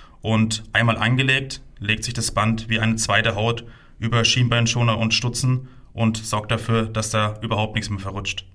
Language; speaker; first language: German; native; German